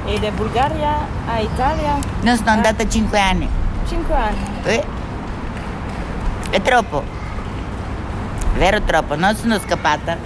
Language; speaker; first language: Italian; non-native, learner; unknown